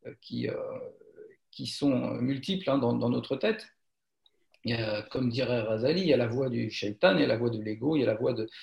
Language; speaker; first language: French; native; French